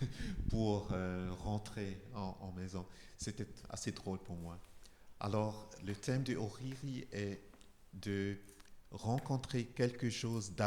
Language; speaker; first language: French; non-native, fluent; Igbo